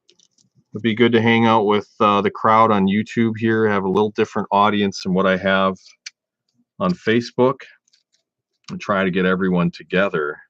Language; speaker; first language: English; native; English